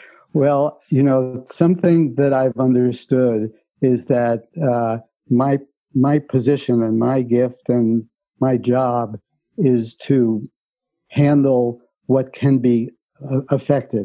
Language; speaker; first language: English; native; English